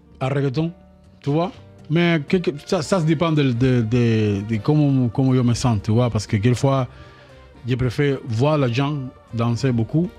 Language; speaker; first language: French; non-native, learner; Spanish